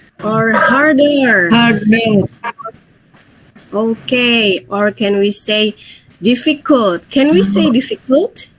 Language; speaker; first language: English; non-native, fluent; Indonesian